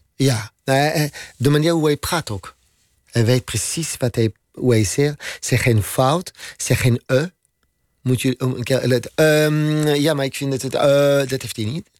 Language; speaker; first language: Dutch; non-native, learner; French